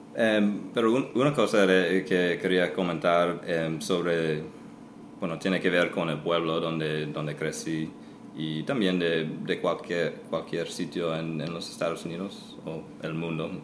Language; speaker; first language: Spanish; non-native, fluent; English